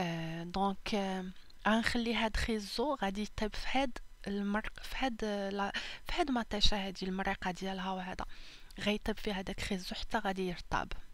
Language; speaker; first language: Arabic; native; Arabic